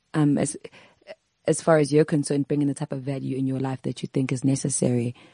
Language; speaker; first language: English; non-native, local second language; Zulu